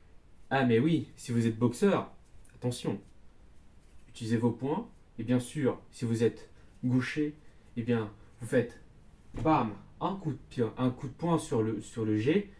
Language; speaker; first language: French; native; French